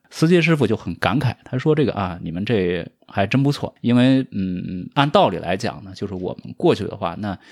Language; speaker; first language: Chinese; native; Chinese